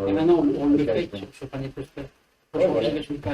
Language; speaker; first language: French; native; French